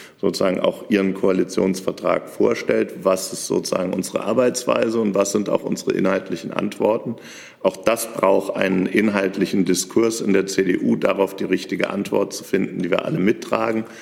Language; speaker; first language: German; native; German